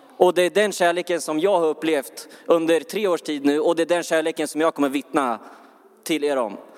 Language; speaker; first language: Swedish; native; Swedish